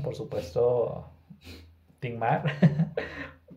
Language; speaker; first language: Spanish; native; Spanish